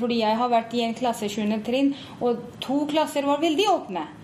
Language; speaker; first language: Norwegian; non-native, fluent; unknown